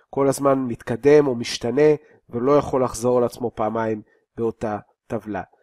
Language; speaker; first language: Hebrew; native; Hebrew